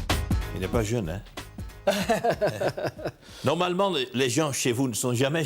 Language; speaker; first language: French; non-native, fluent; Dutch